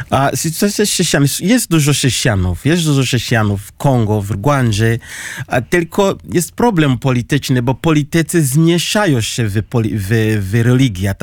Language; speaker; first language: Polish; non-native, learner; Kinyarwanda